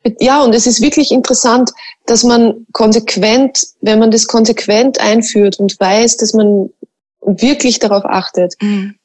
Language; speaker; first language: German; native; German